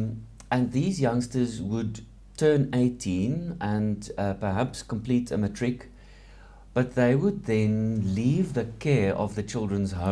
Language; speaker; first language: English; non-native, local second language; Afrikaans